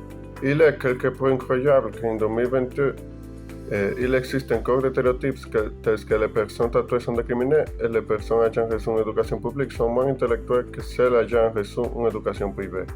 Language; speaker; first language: French; non-native, learner; Spanish